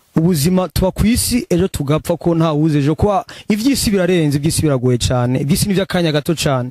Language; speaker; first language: Rundi; early bilingual, heritage; Rundi